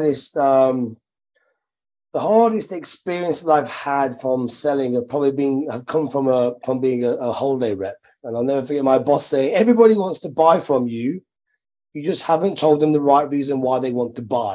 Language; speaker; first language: English; native; English